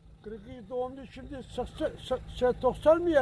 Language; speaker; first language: Turkish; non-native, local second language; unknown